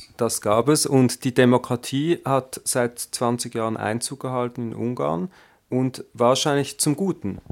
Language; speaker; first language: German; native; German